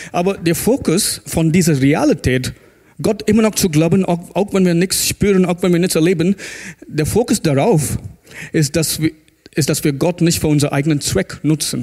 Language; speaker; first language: German; non-native, fluent; English